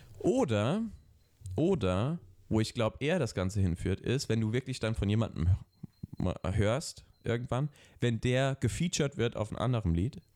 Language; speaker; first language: German; early bilingual, other home language; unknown